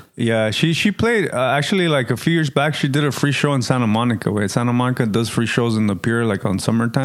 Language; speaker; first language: English; early bilingual, other home language; Spanish